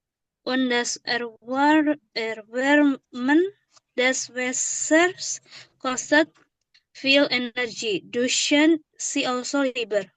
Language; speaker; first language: German; non-native, learner; Indonesian